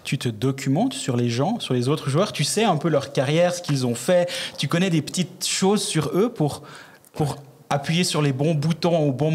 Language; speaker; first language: French; native; French